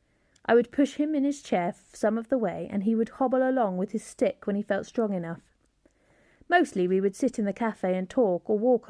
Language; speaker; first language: English; native; English